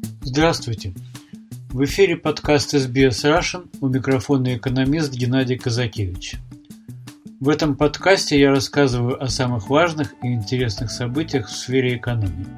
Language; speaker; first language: Russian; native; Russian